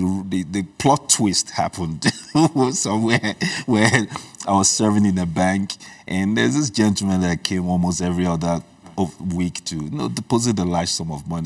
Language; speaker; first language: English; early bilingual, other home language; Igbo